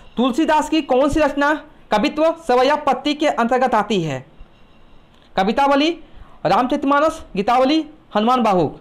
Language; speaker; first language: Hindi; native; Hindi